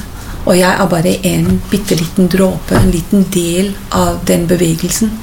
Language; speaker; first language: Norwegian; non-native, fluent; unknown